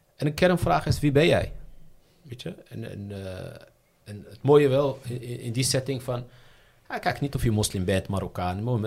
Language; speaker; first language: Dutch; early bilingual, other home language; Riffian